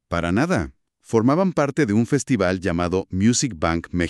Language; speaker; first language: Spanish; native; Spanish